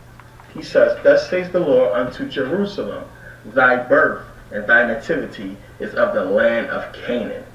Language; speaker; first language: English; native; English